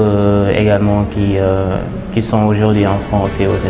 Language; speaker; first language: French; non-native, local second language; Wolof